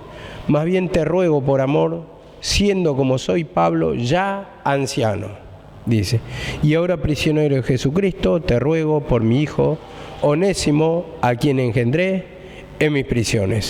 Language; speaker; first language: Spanish; native; Spanish